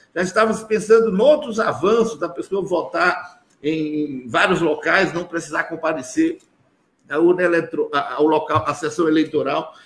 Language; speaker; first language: Portuguese; native; Portuguese